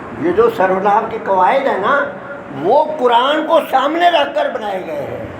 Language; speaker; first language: Urdu; non-native, local second language; Punjabi